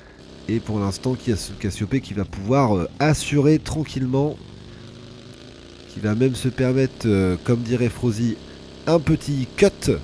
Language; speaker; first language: French; native; French